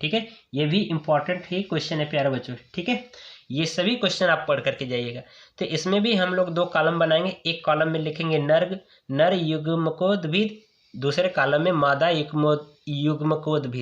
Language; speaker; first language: Hindi; native; Hindi